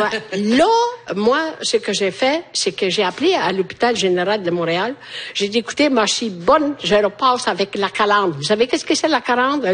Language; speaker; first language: French; native; French